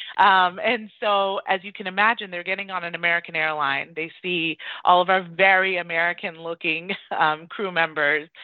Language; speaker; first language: English; early bilingual, other home language; Persian